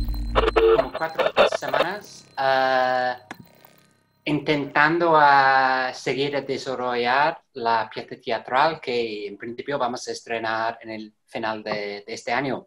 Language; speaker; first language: Spanish; non-native, fluent; English